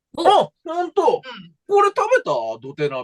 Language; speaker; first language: Japanese; native; Japanese